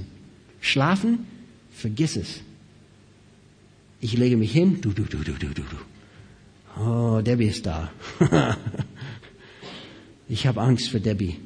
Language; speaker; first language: German; non-native, fluent; English